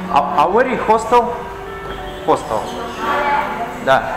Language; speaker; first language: English; non-native, learner; Russian